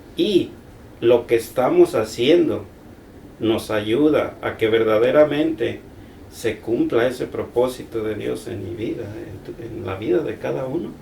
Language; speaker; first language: Spanish; native; Spanish